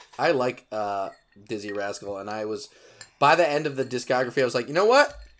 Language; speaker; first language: English; native; English